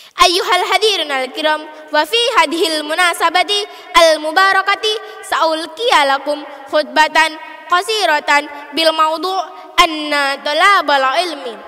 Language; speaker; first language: Arabic; non-native, learner; Indonesian